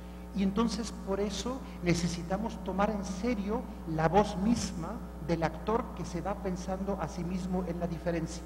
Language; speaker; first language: Spanish; non-native, fluent; German